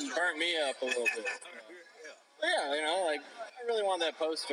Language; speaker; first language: English; native; English